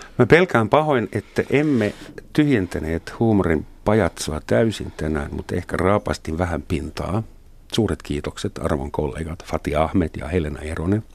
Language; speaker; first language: Finnish; non-native, fluent; German